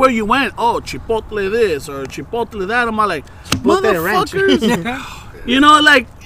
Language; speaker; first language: English; early bilingual, other home language; Spanish